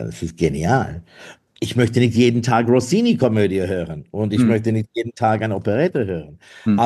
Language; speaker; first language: German; non-native, fluent; English